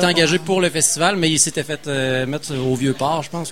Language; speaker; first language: French; native; French